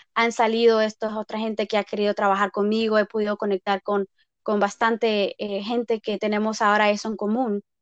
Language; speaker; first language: Spanish; early bilingual, heritage; Spanish